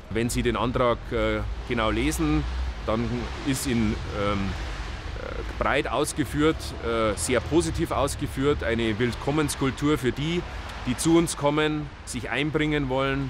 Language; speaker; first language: German; native; German